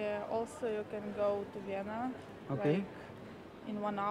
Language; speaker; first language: English; non-native, learner; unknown